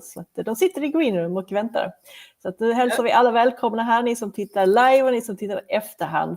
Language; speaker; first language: Swedish; native; Swedish